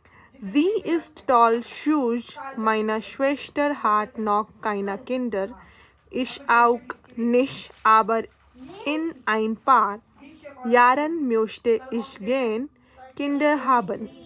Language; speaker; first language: German; non-native, learner; Hindi